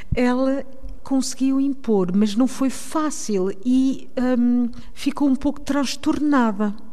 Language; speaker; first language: Portuguese; early bilingual, heritage; Portuguese